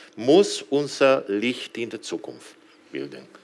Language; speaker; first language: German; non-native, fluent; Galician